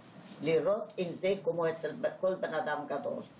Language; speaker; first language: Hebrew; non-native, fluent; Hungarian